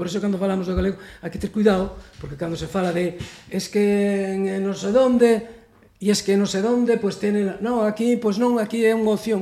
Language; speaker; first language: Galician; native; Galician